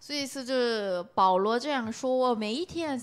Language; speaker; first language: Chinese; non-native, learner; Korean